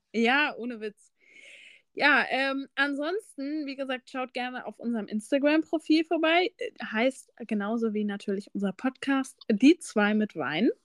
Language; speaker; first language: German; native; German